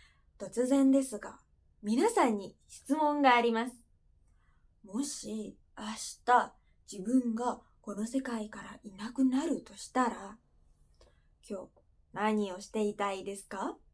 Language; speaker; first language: Japanese; non-native, fluent; Indonesian